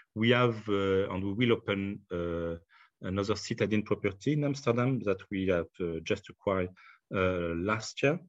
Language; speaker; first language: English; non-native, fluent; French